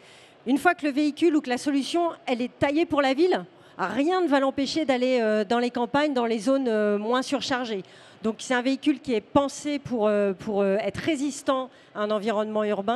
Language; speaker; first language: French; native; French